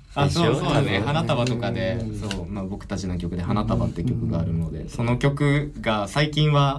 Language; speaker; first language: Japanese; native; Japanese